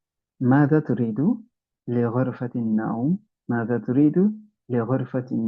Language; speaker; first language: Arabic; non-native, fluent; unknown